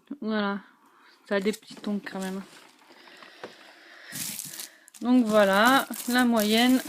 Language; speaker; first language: French; native; French